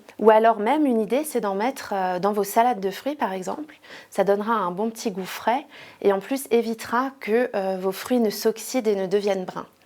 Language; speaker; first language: French; native; French